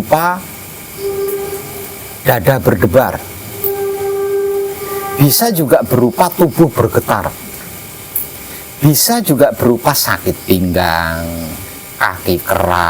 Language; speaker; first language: Indonesian; non-native, local second language; Javanese